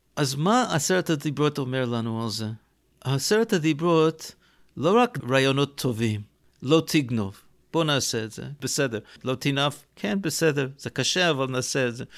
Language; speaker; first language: Hebrew; non-native, fluent; English